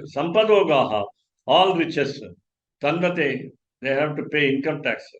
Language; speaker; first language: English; non-native, local second language; Tamil